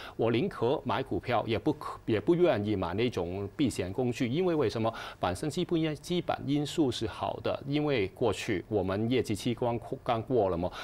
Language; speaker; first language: Chinese; non-native, fluent; Cantonese